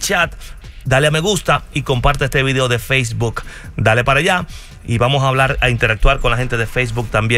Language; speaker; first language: Spanish; native; Spanish